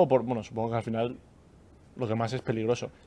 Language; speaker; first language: Spanish; native; Spanish